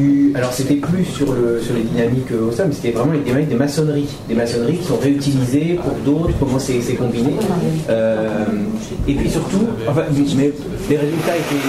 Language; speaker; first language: French; native; French